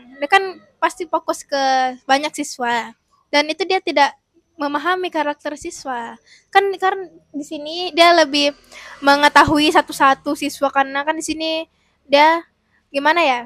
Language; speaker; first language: Indonesian; non-native, local second language; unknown